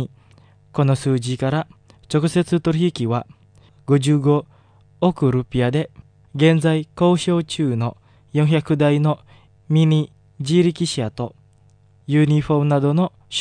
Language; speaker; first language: Japanese; non-native, fluent; Indonesian